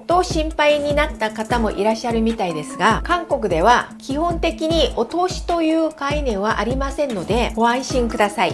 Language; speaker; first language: Japanese; non-native, fluent; Korean